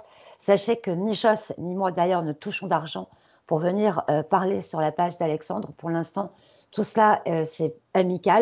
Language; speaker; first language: French; native; French